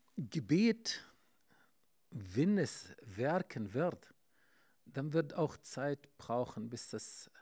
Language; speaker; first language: German; non-native, fluent; Arabic